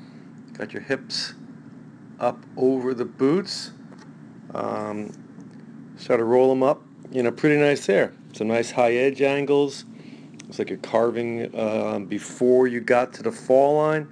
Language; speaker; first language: English; native; English